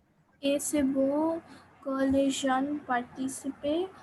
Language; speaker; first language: French; non-native, learner; Hindi